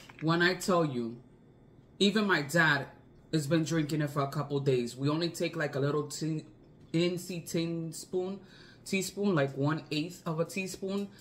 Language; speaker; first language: English; native; English